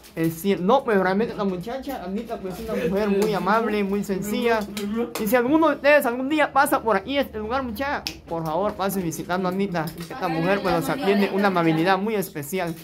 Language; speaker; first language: Spanish; native; Spanish